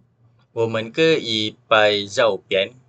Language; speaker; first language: Chinese; non-native, learner; Malay